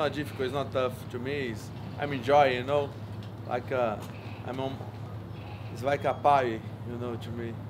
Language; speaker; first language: English; non-native, learner; Portuguese